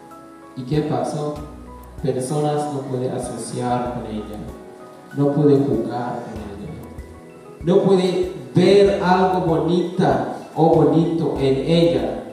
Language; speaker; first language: Spanish; non-native, learner; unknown